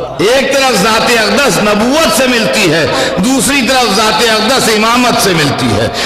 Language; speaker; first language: Urdu; native; Urdu